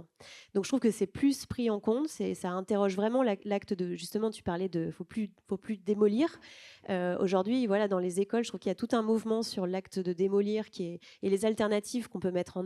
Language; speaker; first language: French; native; French